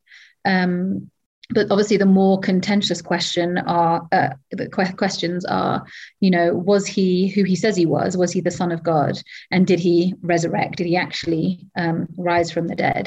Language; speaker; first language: English; native; English